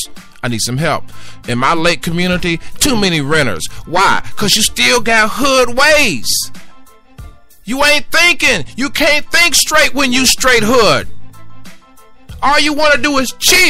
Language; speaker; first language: English; native; English